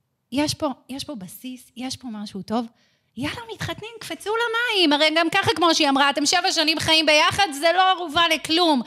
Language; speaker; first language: Hebrew; native; Hebrew